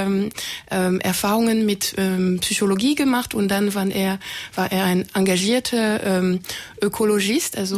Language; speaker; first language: German; non-native, fluent; French